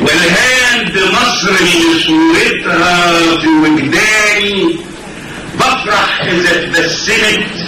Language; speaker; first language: Arabic; native; Arabic